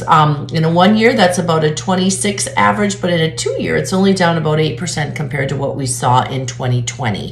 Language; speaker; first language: English; native; English